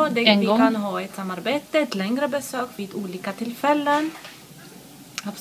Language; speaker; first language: Swedish; non-native, fluent; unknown